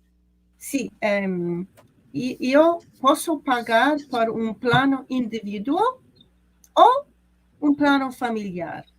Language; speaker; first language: Portuguese; non-native, learner; English